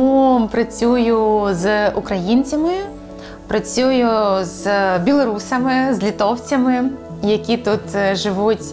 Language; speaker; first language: Ukrainian; native; Ukrainian